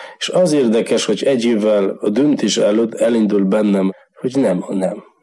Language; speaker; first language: Hungarian; non-native, learner; Polish